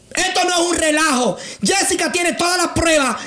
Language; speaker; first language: Spanish; native; Spanish